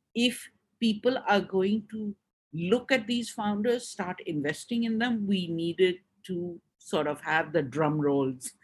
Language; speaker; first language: English; non-native, local second language; Urdu